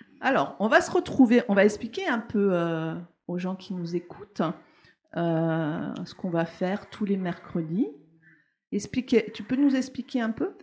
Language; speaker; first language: French; native; French